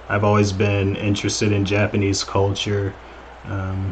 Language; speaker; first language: English; native; English